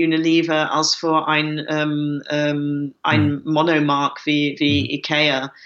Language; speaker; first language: German; non-native, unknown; English